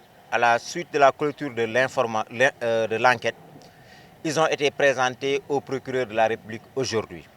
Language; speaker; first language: French; non-native, local second language; Wolof